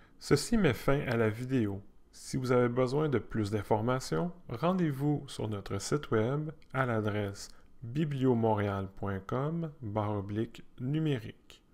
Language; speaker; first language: French; native; French